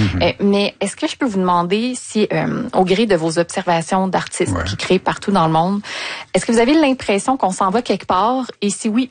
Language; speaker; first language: French; native; French